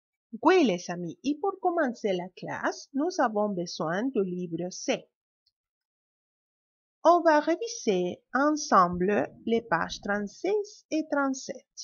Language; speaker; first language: French; non-native, fluent; Spanish